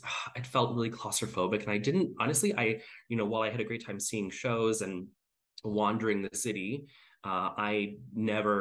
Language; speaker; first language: English; native; English